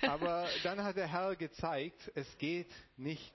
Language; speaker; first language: German; non-native, fluent; Romanian